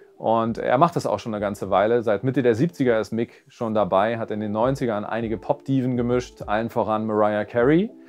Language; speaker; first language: German; native; German